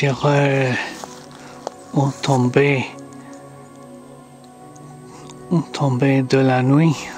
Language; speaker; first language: French; non-native, learner; English